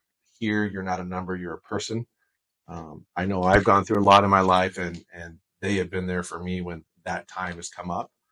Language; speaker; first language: English; native; English